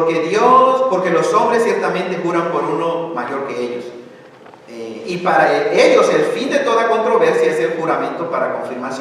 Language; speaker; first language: Spanish; native; Spanish